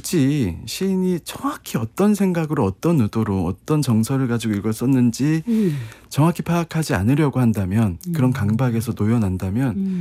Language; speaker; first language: Korean; native; Korean